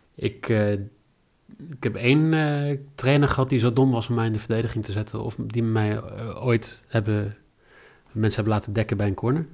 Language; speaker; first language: Dutch; native; Dutch